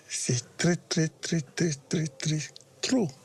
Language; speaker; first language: French; non-native, learner; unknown